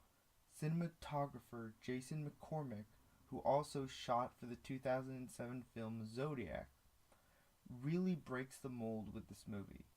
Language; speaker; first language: English; native; English